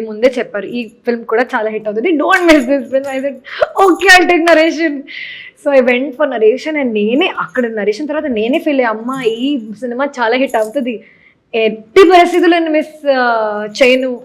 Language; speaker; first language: Telugu; non-native, local second language; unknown